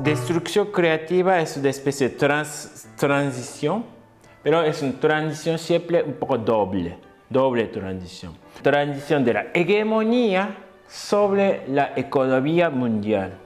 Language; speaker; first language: Spanish; non-native, fluent; Japanese